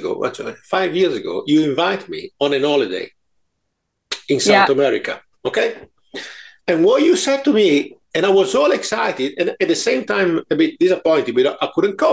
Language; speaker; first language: English; non-native, fluent; Italian